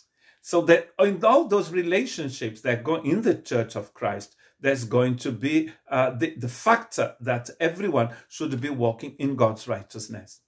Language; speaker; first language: English; non-native, fluent; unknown